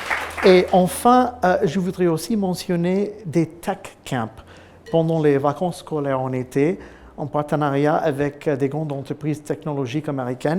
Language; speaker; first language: French; non-native, fluent; English